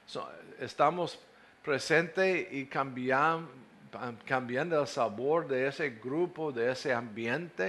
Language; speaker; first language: Spanish; non-native, fluent; English